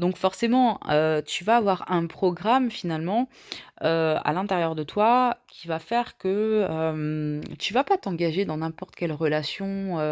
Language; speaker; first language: French; native; French